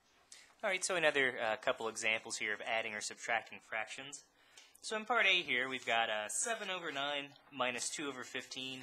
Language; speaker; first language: English; native; English